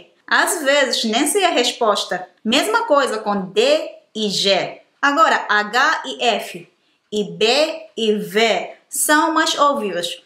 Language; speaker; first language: Portuguese; non-native, fluent; Japanese